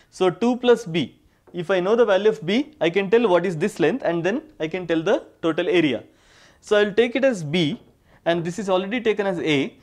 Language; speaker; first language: English; non-native, local second language; Kannada